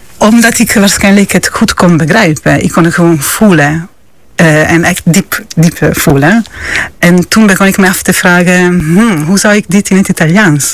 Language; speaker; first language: Dutch; non-native, fluent; Italian